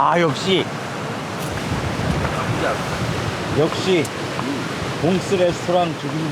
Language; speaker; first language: Korean; native; Korean